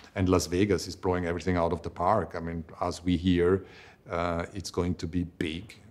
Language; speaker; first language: English; non-native, fluent; German